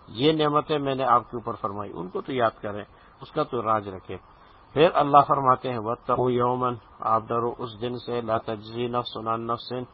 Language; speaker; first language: Urdu; native; Urdu